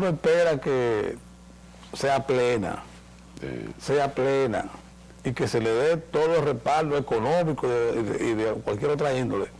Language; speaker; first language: Spanish; native; Spanish